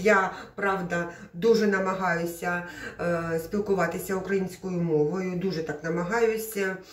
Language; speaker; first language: Ukrainian; non-native, local second language; Russian